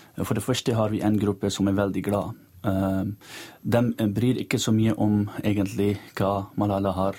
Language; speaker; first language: Norwegian; non-native, fluent; Urdu